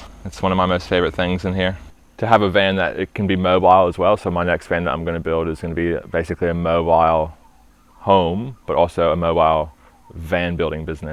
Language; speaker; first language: English; early bilingual, other home language; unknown